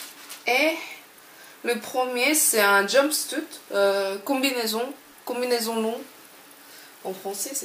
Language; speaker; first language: French; non-native, fluent; Korean